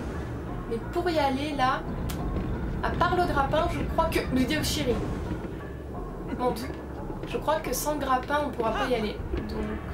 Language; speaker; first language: French; native; French